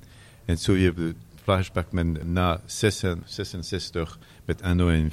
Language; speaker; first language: Dutch; non-native, learner; French